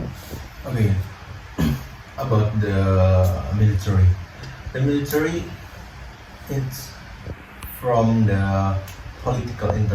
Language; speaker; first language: English; non-native, learner; Indonesian